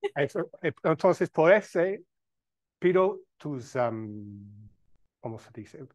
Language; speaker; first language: Spanish; non-native, fluent; English